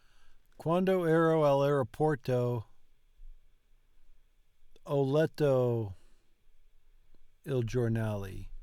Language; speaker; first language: Italian; non-native, learner; English